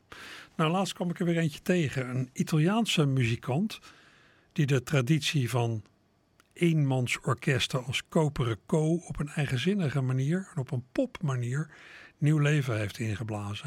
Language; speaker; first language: Dutch; native; Dutch